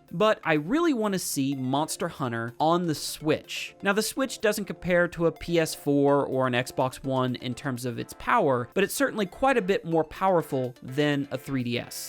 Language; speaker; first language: English; native; English